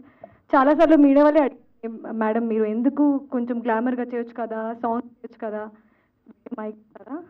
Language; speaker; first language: Telugu; non-native, fluent; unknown